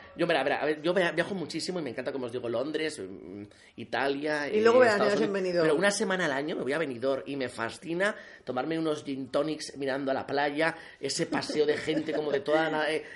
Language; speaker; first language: Spanish; native; Spanish